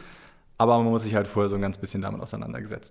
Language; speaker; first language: German; native; German